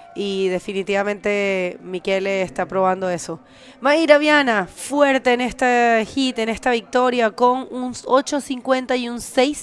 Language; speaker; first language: Spanish; native; Spanish